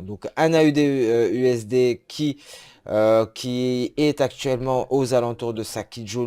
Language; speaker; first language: French; native; French